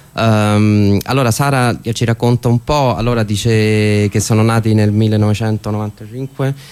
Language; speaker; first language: Italian; native; Italian